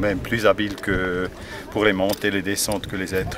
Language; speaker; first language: French; non-native, learner; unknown